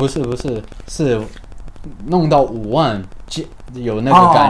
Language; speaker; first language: Chinese; early bilingual, heritage; Chinese